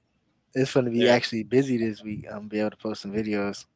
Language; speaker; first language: English; native; English